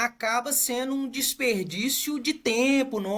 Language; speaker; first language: Portuguese; native; Portuguese